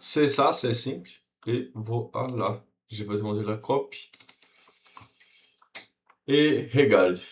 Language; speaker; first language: French; non-native, learner; Portuguese